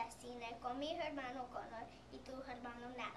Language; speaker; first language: Spanish; non-native, learner; English